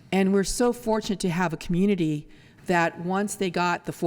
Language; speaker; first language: English; early bilingual, other home language; Spanish